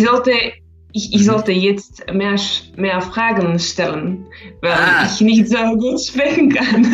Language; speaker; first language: German; non-native, learner; Slovak